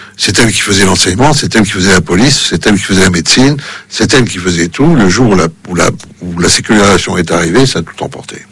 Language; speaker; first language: French; native; French